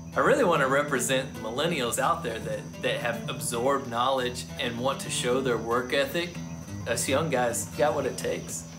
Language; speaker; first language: English; native; English